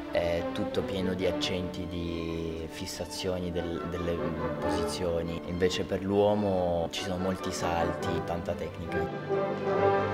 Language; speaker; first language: Italian; non-native, fluent; Russian